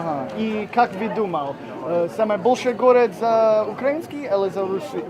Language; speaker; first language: Russian; non-native, learner; English